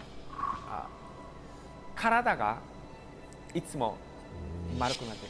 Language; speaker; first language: Japanese; non-native, fluent; Korean